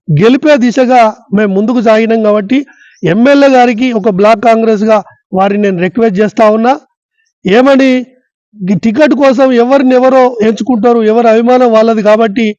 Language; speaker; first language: Telugu; native; Telugu